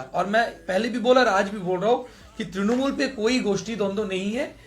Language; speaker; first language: Hindi; non-native, local second language; Bangla